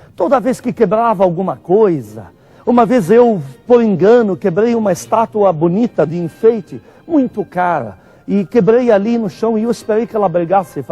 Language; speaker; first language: Portuguese; non-native, fluent; Arabic